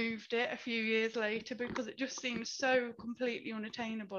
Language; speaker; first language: English; native; English